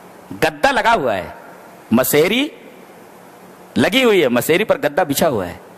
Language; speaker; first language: Urdu; native; Urdu